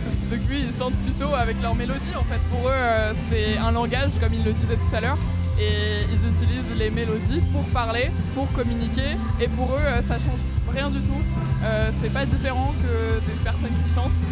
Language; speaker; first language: French; native; French